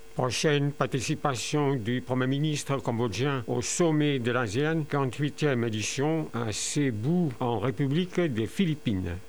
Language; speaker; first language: French; non-native, fluent; Khmer